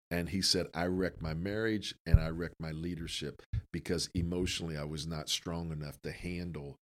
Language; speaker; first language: English; native; English